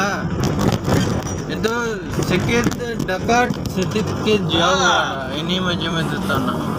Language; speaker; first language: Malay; non-native, learner; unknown